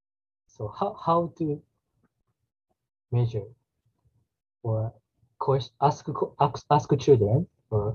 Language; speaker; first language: English; non-native, learner; Japanese